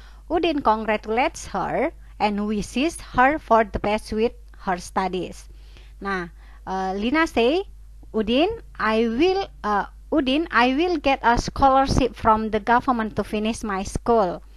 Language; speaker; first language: English; non-native, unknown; Indonesian